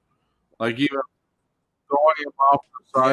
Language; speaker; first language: English; native; English